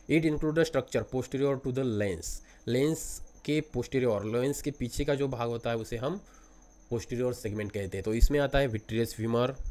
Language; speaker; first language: Hindi; non-native, local second language; Marathi